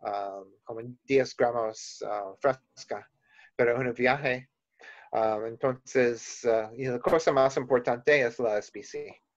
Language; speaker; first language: Spanish; non-native, learner; English